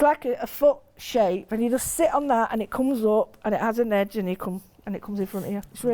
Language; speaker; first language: English; native; English